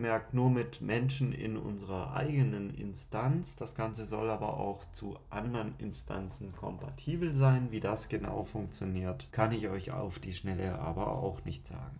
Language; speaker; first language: German; native; German